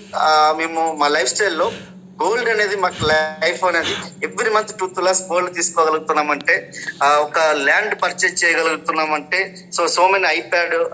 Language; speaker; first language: Telugu; native; Telugu